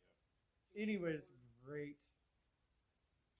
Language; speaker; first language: English; native; English